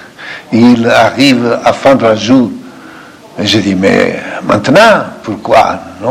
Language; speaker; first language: French; non-native, fluent; Portuguese